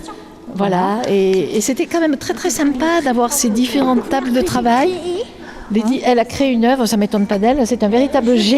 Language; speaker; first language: French; native; French